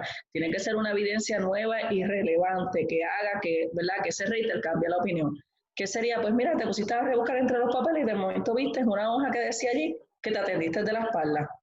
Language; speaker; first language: Spanish; native; Spanish